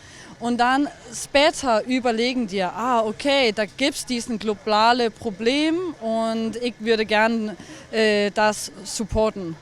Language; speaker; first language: German; non-native, learner; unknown